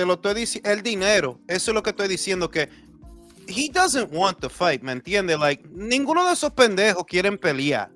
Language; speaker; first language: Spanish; early bilingual, heritage; Spanish